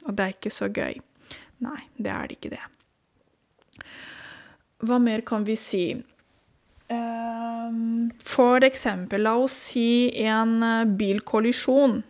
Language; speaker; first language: Norwegian; non-native, fluent; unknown